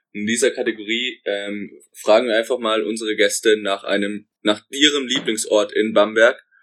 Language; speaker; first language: German; native; German